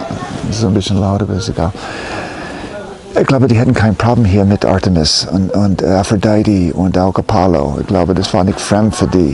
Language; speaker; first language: German; non-native, fluent; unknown